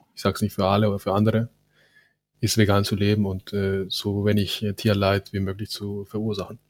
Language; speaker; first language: German; non-native, fluent; Spanish